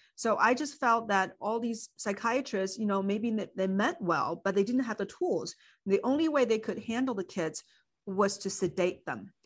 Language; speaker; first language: English; non-native, fluent; Chinese